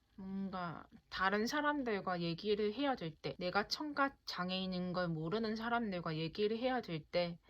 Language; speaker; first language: Korean; native; Korean